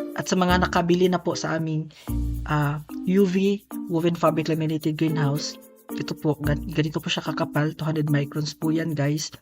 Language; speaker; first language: Filipino; non-native, local second language; Cebuano